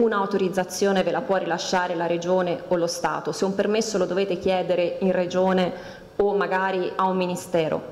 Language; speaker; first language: Italian; native; Italian